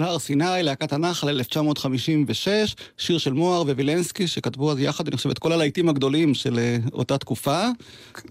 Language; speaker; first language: Hebrew; native; Hebrew